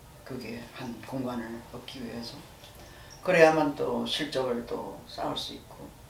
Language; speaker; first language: Korean; native; Korean